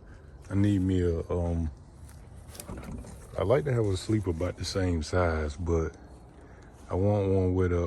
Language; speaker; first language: English; native; English